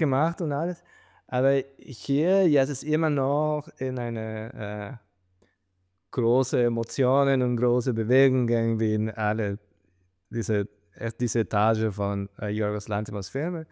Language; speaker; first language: German; non-native, fluent; Spanish